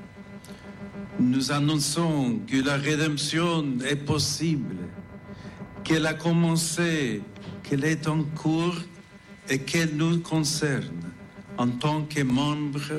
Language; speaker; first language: French; non-native, fluent; English